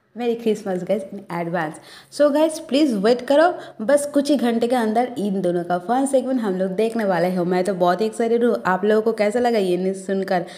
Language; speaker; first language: Hindi; non-native, local second language; Bangla